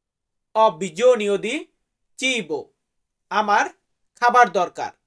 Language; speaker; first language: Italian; non-native, learner; Bangla